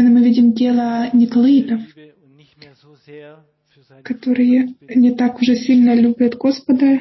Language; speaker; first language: Russian; non-native, fluent; German